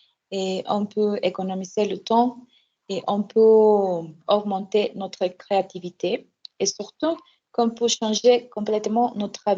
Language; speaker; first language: French; non-native, learner; Spanish